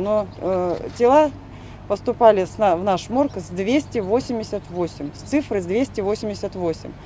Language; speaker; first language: Russian; native; Russian